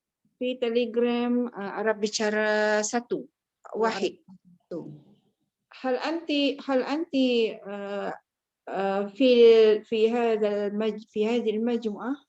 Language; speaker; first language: Arabic; non-native, learner; Malay